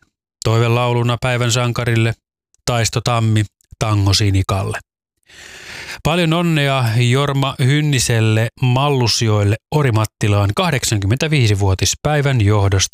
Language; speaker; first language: Finnish; native; Finnish